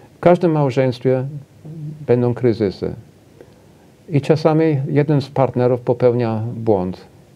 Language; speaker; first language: Polish; non-native, fluent; English